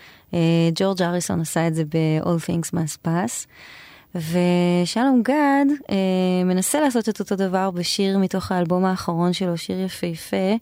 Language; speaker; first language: Hebrew; native; Hebrew